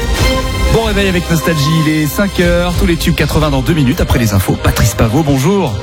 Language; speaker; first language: French; native; French